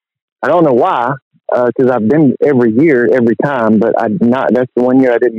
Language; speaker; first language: English; native; English